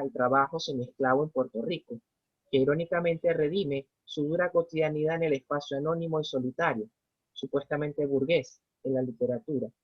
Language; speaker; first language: Spanish; native; Spanish